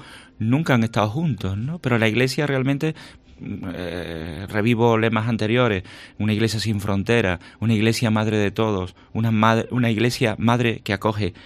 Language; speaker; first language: Spanish; native; Spanish